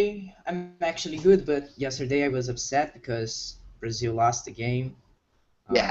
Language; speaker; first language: English; non-native, learner; Portuguese